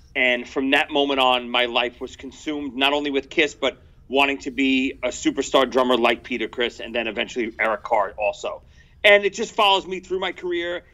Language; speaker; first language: English; native; English